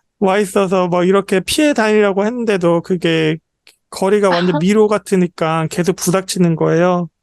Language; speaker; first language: Korean; native; Korean